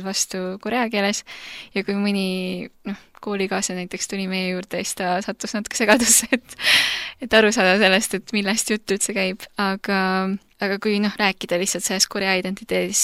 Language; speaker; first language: Estonian; early bilingual, other home language; Korean